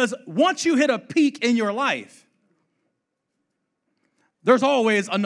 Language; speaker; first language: English; native; English